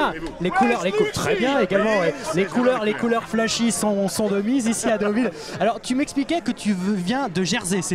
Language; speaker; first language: French; native; French